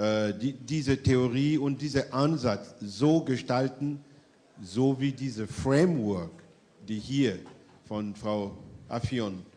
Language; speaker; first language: German; non-native, fluent; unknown